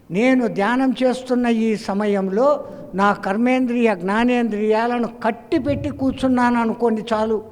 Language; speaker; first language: Telugu; non-native, fluent; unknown